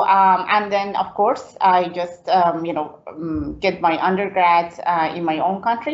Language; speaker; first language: English; non-native, fluent; Persian